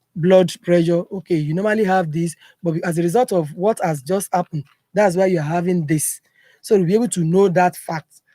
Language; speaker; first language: English; non-native, local second language; Yoruba